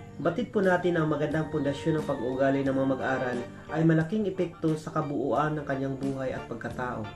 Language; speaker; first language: Filipino; non-native, local second language; Waray